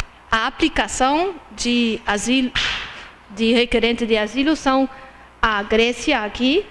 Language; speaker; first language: Portuguese; non-native, fluent; German